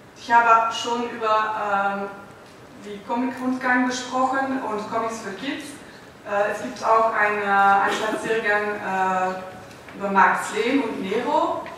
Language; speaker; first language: German; non-native, fluent; Dutch